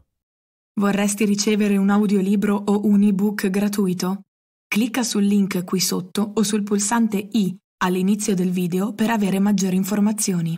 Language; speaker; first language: Italian; native; Italian